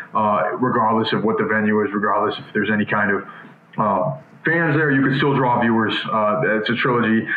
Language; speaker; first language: English; native; English